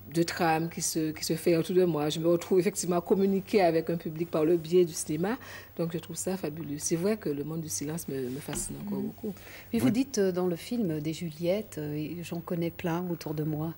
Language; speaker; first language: French; native; French